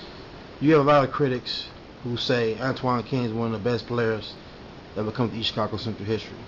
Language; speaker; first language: English; native; English